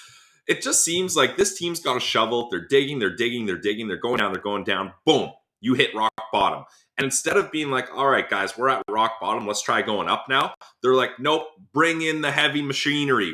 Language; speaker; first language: English; native; English